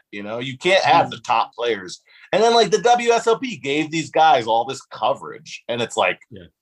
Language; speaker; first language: English; native; English